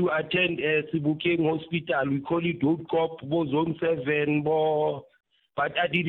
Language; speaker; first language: English; non-native, local second language; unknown